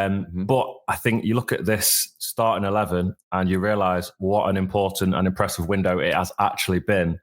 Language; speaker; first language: English; native; English